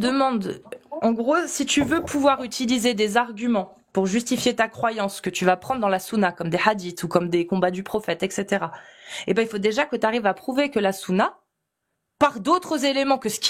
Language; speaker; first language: French; native; French